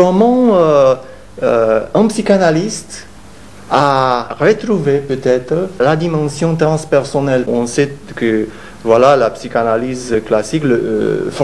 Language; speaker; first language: French; non-native, fluent; Romanian